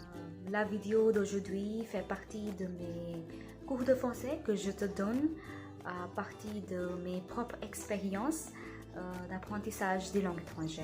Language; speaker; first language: French; non-native, learner; Hindi